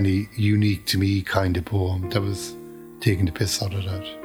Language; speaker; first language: English; native; English